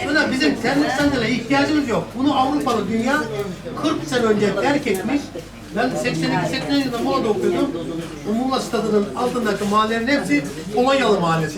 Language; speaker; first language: Turkish; native; Turkish